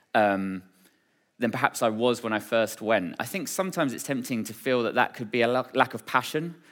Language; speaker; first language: English; native; English